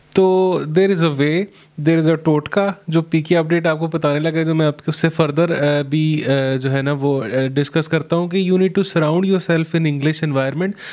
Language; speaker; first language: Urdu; non-native, local second language; Punjabi